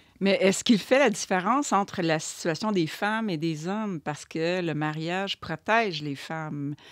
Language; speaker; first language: French; native; French